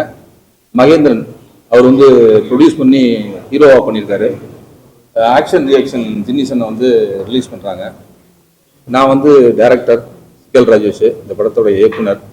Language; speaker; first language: Tamil; native; Tamil